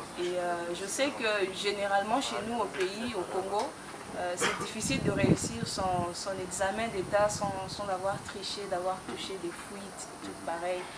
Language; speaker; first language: French; non-native, local second language; Lingala